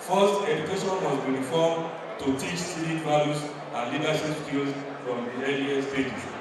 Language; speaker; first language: English; non-native, local second language; Yoruba